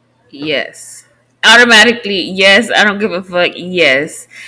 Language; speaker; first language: English; early bilingual, other home language; Spanish